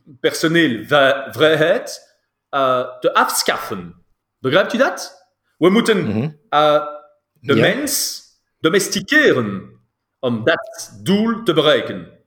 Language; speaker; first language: Dutch; non-native, local second language; French